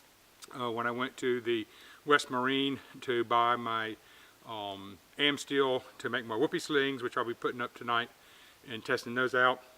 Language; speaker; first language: English; native; English